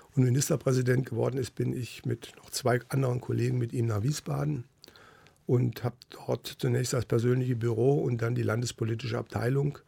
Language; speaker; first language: German; native; German